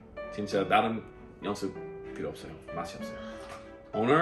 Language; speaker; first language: Korean; non-native, learner; English